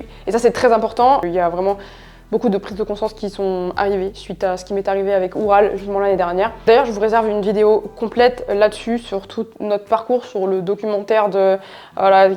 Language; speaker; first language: French; native; French